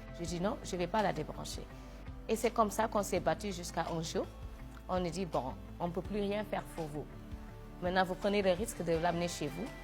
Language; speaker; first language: French; non-native, local second language; Wolof